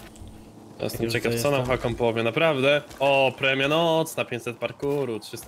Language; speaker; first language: Polish; native; Polish